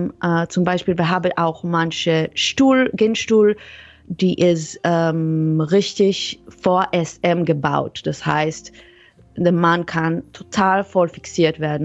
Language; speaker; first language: German; non-native, fluent; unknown